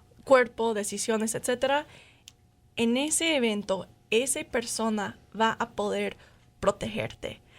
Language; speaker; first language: Spanish; non-native, fluent; English